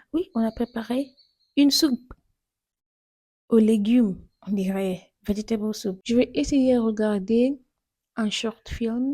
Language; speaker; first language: French; non-native, learner; English